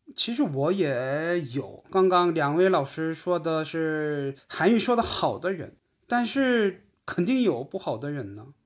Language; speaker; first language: Chinese; non-native, fluent; Korean